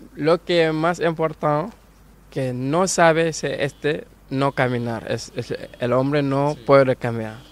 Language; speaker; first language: Spanish; non-native, learner; Wolof